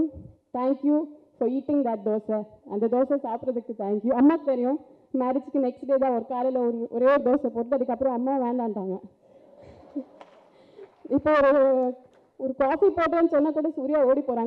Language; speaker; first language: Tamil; non-native, fluent; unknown